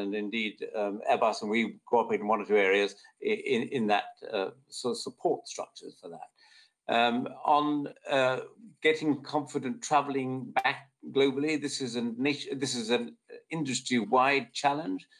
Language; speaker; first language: English; native; English